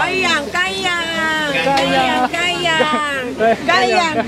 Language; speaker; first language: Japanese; non-native, learner; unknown